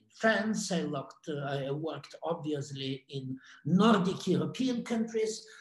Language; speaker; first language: English; non-native, fluent; Russian